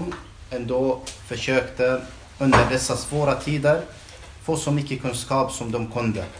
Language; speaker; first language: Swedish; non-native, fluent; Arabic